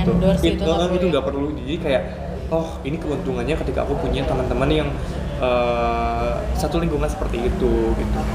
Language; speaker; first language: Indonesian; native; Indonesian